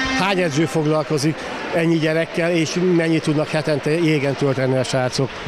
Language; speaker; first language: Hungarian; native; Hungarian